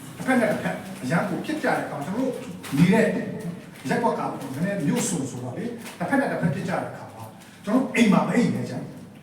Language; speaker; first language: Burmese; non-native, local second language; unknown